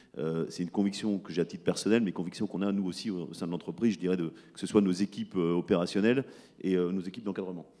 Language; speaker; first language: French; native; French